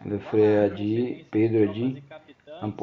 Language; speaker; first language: French; non-native, learner; Portuguese